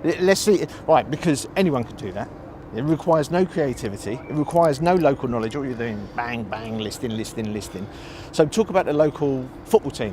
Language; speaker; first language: English; native; English